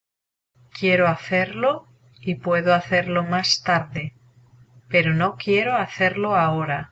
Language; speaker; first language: Spanish; non-native, learner; English